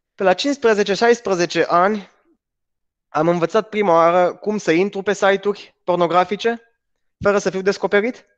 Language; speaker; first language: Romanian; native; Romanian